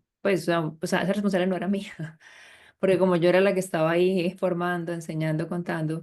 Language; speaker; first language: Spanish; native; Spanish